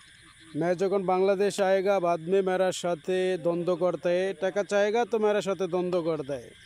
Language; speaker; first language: Hindi; non-native, learner; Bangla